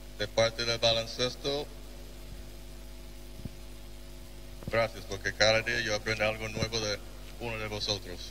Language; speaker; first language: Spanish; non-native, learner; English